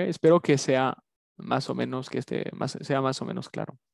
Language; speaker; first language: Spanish; non-native, fluent; French